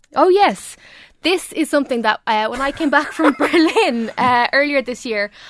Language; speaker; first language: English; native; English